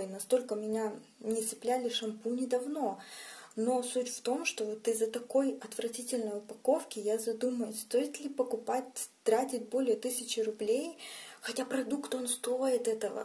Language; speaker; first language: Russian; native; Russian